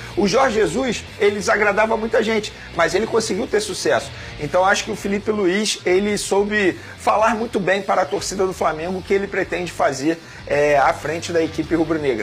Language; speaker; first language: Portuguese; native; Portuguese